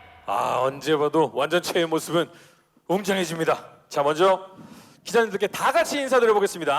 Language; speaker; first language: Korean; native; Korean